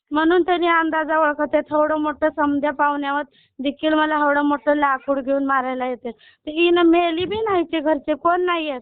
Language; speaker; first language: Marathi; native; Marathi